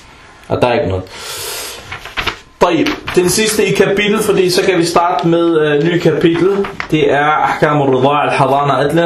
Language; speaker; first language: Danish; non-native, fluent; Arabic